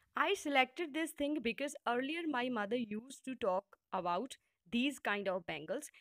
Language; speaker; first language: English; non-native, local second language; Punjabi